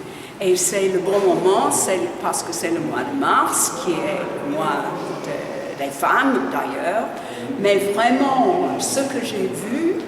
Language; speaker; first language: French; non-native, fluent; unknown